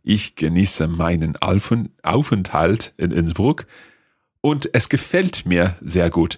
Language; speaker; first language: German; non-native, learner; English